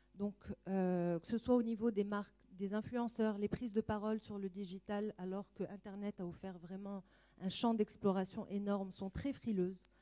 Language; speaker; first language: French; non-native, local second language; Arabic